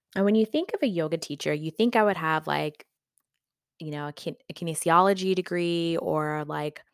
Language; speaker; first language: English; native; English